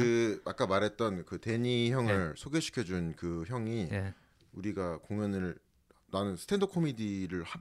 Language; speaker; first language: Korean; native; Korean